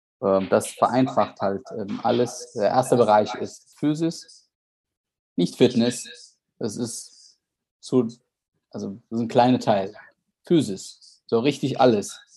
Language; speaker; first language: German; non-native, fluent; Arabic